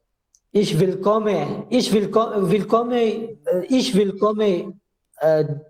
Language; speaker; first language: German; non-native, learner; Urdu